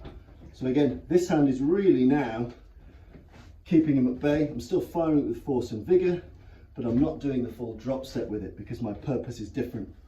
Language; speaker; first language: English; native; English